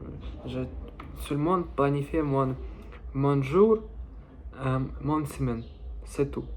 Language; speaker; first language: French; non-native, learner; Russian